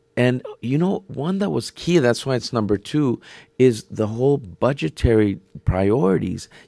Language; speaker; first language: English; native; English